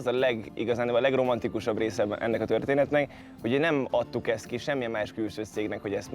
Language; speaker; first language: Hungarian; native; Hungarian